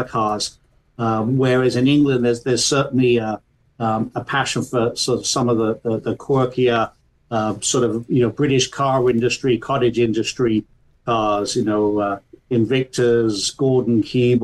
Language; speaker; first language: English; native; English